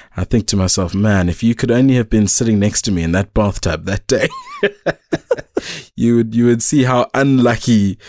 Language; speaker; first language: English; native; English